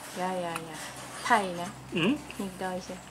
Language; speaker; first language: German; non-native, learner; Thai